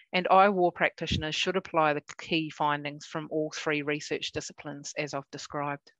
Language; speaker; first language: English; native; English